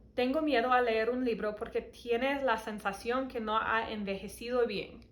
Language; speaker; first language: Spanish; non-native, fluent; English